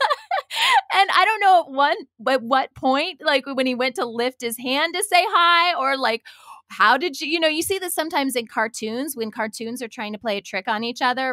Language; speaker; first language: English; native; English